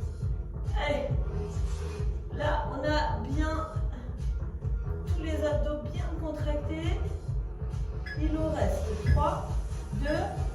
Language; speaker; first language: French; native; French